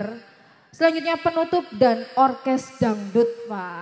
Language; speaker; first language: Indonesian; native; Indonesian